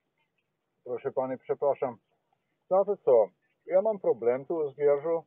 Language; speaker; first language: Polish; non-native, learner; Slovenian